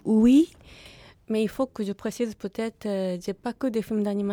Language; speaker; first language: French; non-native, fluent; Japanese